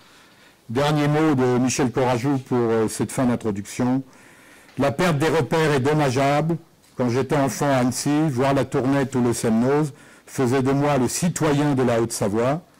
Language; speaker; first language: French; native; French